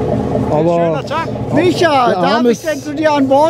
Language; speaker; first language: German; native; German